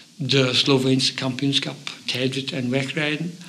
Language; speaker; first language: Dutch; non-native, fluent; English